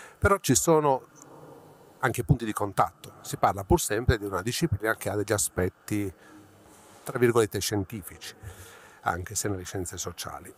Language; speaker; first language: Italian; native; Italian